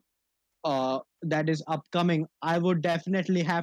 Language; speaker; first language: English; non-native, local second language; Bangla